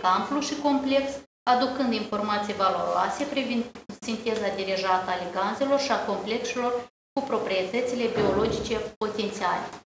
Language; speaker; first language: Romanian; native; Romanian